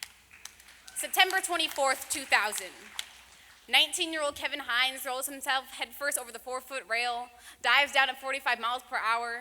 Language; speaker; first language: English; native; English